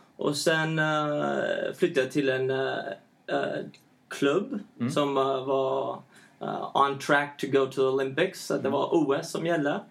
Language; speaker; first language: Swedish; early bilingual, heritage; Swedish